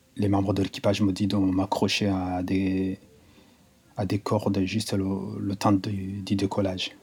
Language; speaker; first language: French; non-native, local second language; Kinyarwanda